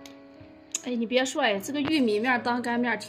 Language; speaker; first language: Chinese; native; Chinese